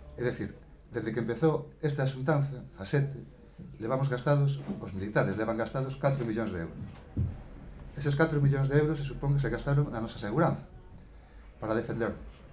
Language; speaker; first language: Galician; native; Galician